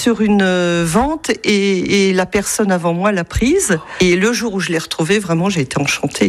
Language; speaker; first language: French; native; French